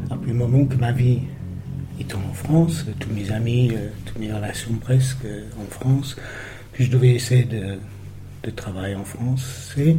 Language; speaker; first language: French; non-native, fluent; English